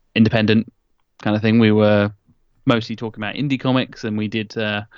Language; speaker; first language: English; native; English